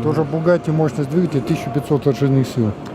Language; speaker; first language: Russian; native; Russian